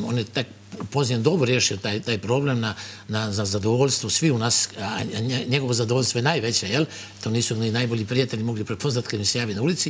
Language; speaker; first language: Bosnian; native; Bosnian